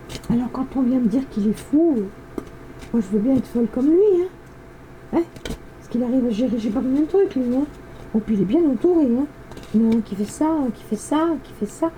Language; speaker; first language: French; native; French